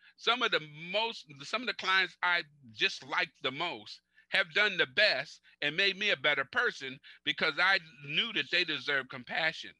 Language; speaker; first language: English; native; English